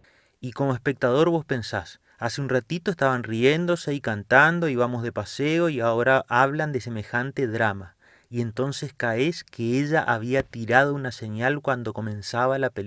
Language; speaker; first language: Spanish; native; Spanish